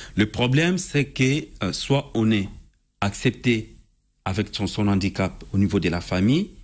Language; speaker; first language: French; non-native, local second language; Lingala